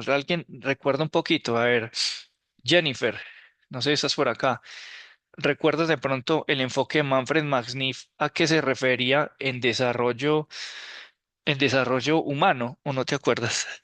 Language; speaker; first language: Spanish; native; Spanish